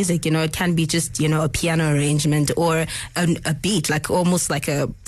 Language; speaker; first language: English; non-native, local second language; Zulu